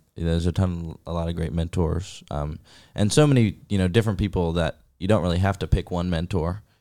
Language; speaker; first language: English; native; English